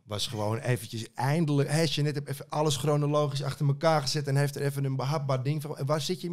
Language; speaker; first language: Dutch; native; Dutch